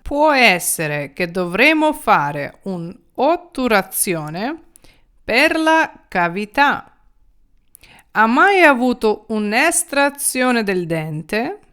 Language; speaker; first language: Italian; non-native, fluent; Ukrainian